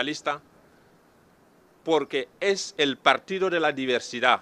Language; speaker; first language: Spanish; non-native, fluent; Serer